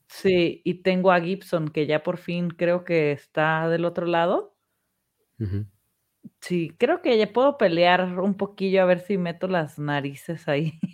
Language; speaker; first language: Spanish; native; Spanish